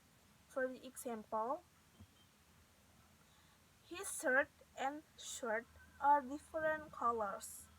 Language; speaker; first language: English; non-native, learner; Indonesian